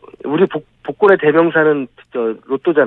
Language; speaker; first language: Korean; native; Korean